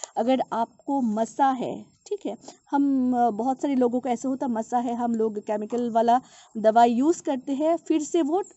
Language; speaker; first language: Hindi; non-native, local second language; Bangla